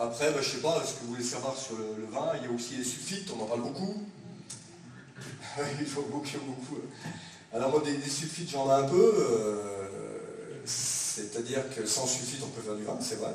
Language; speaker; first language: French; native; French